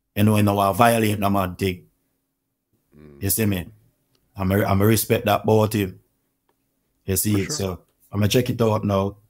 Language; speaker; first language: English; non-native, local second language; Jamaican Creole English